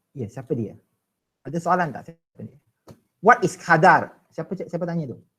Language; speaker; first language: Malay; non-native, local second language; Chinese